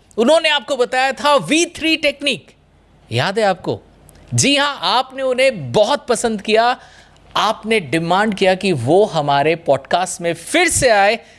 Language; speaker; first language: Hindi; non-native, local second language; Bangla